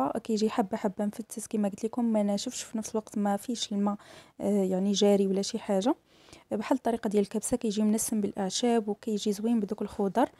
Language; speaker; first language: Arabic; native; Arabic